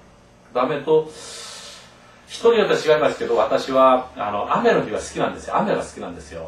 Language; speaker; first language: Japanese; non-native, fluent; Korean